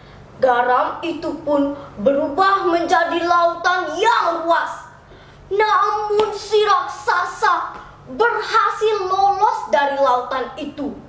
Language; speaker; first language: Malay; non-native, local second language; Balinese